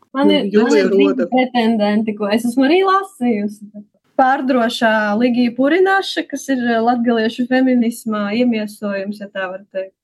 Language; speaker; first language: Latvian; native; Latvian